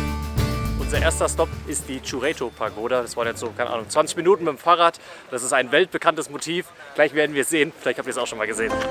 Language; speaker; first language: German; native; German